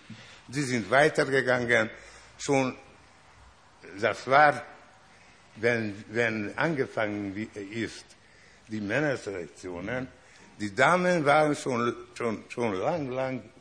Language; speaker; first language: German; non-native, learner; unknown